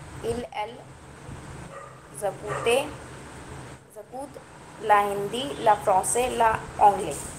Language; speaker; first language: French; non-native, learner; Hindi